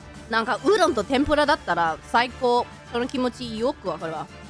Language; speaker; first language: Japanese; non-native, fluent; English